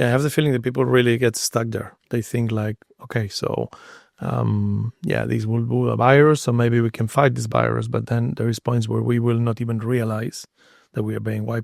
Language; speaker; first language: English; non-native, fluent; Spanish